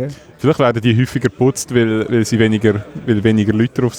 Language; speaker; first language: German; native; German